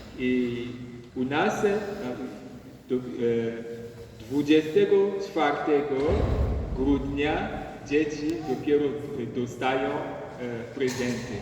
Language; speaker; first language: Polish; non-native, learner; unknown